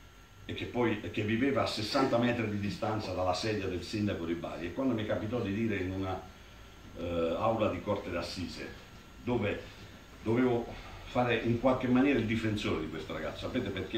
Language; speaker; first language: Italian; native; Italian